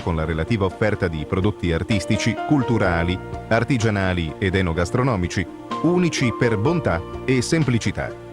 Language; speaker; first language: Italian; native; Italian